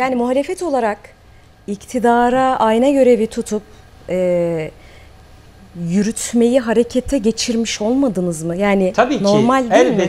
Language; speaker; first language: Turkish; native; Turkish